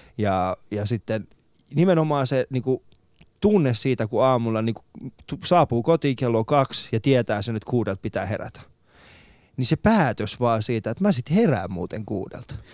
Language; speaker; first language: Finnish; early bilingual, other home language; Persian